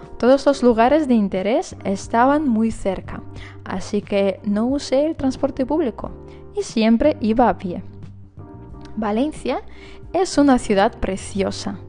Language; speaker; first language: Spanish; non-native, fluent; Russian